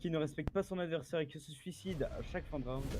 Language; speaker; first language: French; native; French